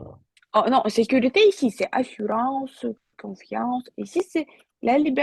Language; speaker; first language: French; non-native, fluent; Russian